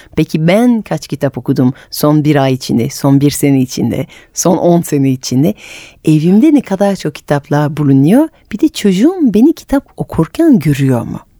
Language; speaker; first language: Turkish; non-native, fluent; French